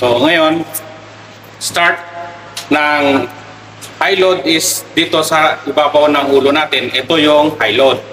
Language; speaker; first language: Filipino; native; Filipino